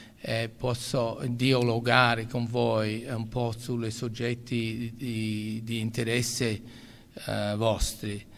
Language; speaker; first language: Italian; early bilingual, other home language; English